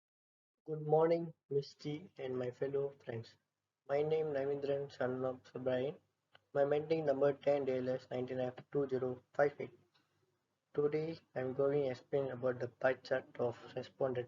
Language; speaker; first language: English; non-native, local second language; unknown